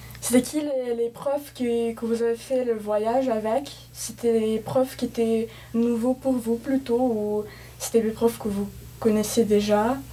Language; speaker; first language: French; non-native, fluent; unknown